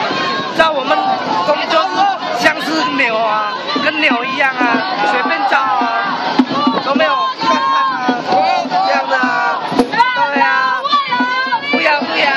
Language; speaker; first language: Chinese; non-native, learner; Indonesian